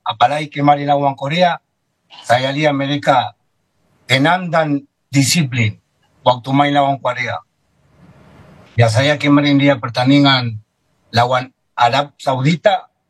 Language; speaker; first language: Indonesian; non-native, fluent; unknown